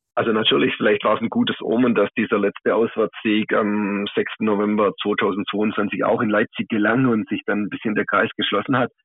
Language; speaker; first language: German; native; German